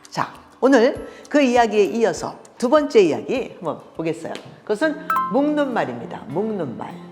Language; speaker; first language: Korean; early bilingual, heritage; Korean